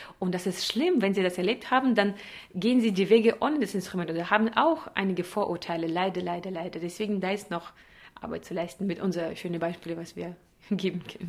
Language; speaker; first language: German; non-native, fluent; Russian